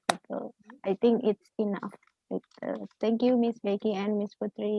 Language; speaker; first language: English; non-native, learner; Indonesian